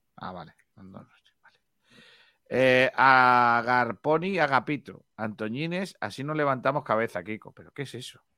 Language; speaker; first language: Spanish; native; Spanish